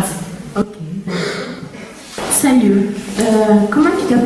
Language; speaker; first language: French; non-native, learner; Italian